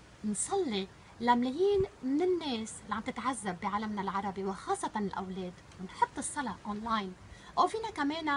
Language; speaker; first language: Arabic; native; Arabic